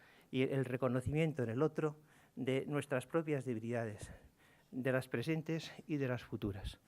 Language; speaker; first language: Spanish; native; Spanish